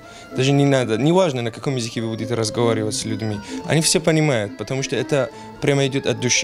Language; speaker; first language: Russian; non-native, fluent; Persian